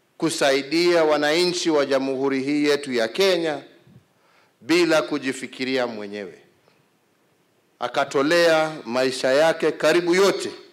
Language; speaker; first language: Swahili; non-native, local second language; Kikuyu